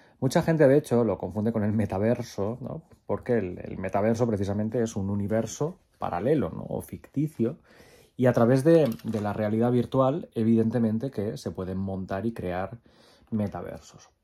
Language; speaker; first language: Spanish; native; Spanish